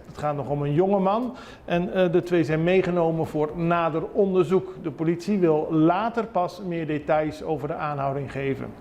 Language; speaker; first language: Dutch; non-native, local second language; Papiamento